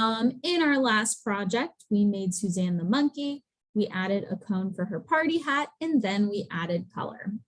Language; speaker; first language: English; native; English